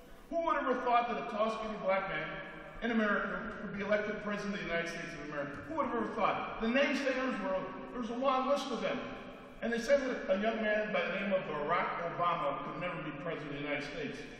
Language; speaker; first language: English; early bilingual, other home language; Spanish